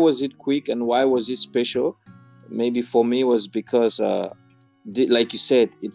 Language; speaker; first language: English; non-native, local second language; Fula